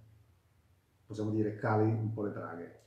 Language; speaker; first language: Italian; native; Italian